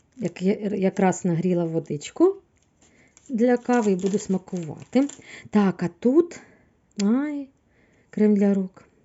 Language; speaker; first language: Ukrainian; non-native, local second language; Russian